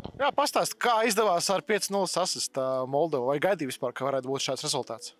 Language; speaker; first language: Latvian; native; Latvian